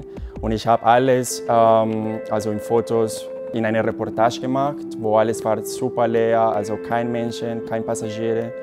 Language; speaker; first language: German; non-native, local second language; Spanish